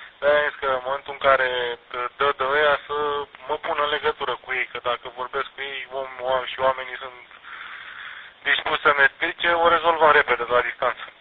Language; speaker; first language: Romanian; native; Romanian